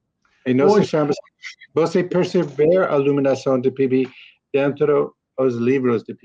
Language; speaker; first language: Portuguese; non-native, learner; English